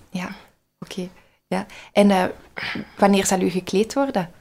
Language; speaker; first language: Dutch; native; Dutch